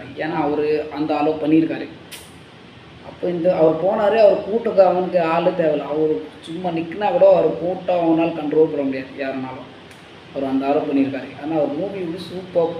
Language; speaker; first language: Tamil; non-native, learner; Hindi